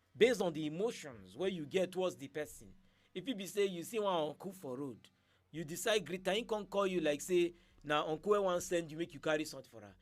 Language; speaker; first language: Nigerian Pidgin; native; Nigerian Pidgin